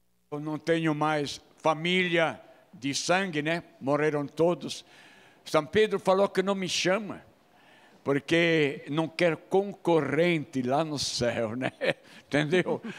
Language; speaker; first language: Portuguese; non-native, fluent; Italian